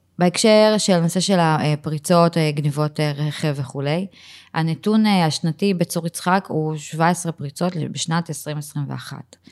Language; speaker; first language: Hebrew; native; Hebrew